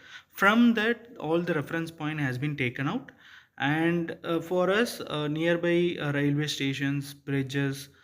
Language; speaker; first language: English; non-native, local second language; Tamil